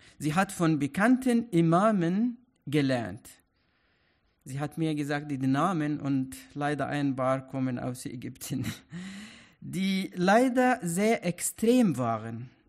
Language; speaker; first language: German; non-native, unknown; Arabic